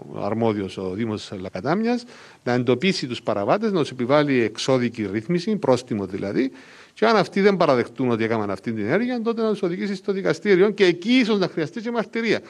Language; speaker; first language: Greek; native; Greek